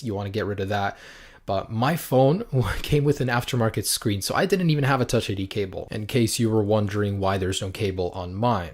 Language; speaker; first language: English; native; English